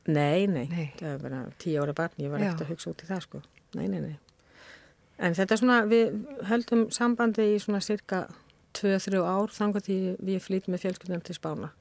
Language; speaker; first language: Icelandic; non-native, fluent; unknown